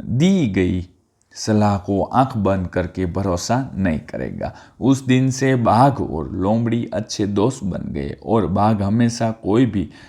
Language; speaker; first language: Hindi; non-native, local second language; Gujarati